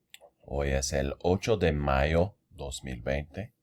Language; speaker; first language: Spanish; non-native, fluent; English